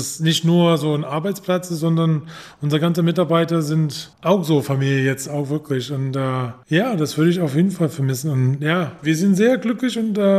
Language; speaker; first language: German; non-native, fluent; English